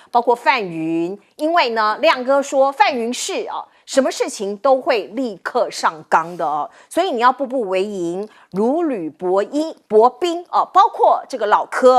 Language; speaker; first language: Chinese; native; Chinese